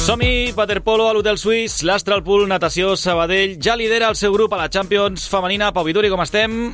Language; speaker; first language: Catalan; native; Catalan